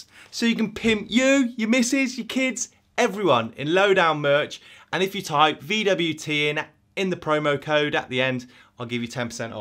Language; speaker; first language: English; native; English